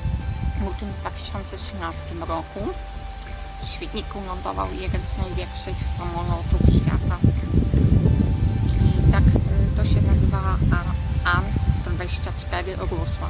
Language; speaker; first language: Polish; native; Polish